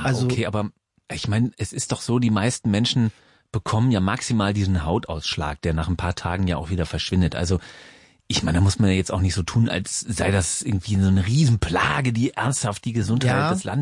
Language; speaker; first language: German; native; German